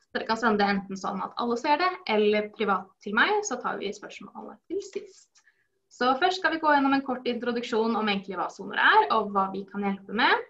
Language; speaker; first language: Norwegian; native; Norwegian